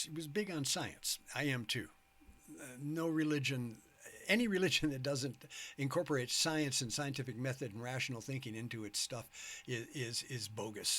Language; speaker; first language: English; native; English